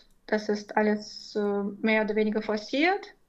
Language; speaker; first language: German; non-native, fluent; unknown